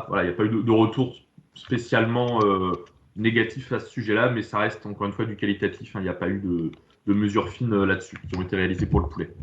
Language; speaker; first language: French; native; French